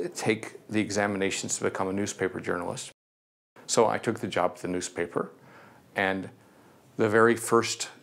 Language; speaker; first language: English; native; English